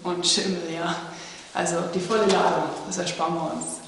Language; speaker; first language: German; native; German